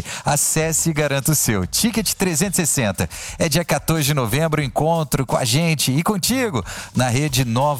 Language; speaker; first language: Portuguese; native; Portuguese